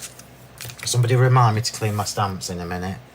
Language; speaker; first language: English; native; English